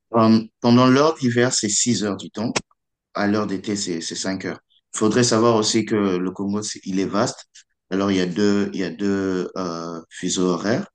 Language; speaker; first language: French; non-native, local second language; Lingala